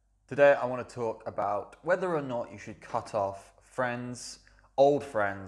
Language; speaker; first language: English; native; English